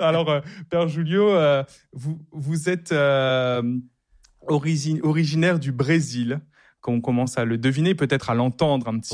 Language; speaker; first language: French; native; French